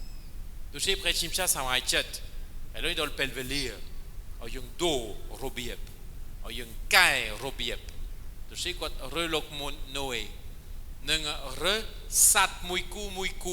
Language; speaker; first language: Khmer; non-native, fluent; French